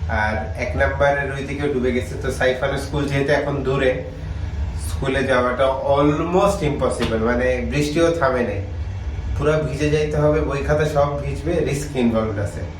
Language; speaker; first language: Bangla; early bilingual, heritage; Bangla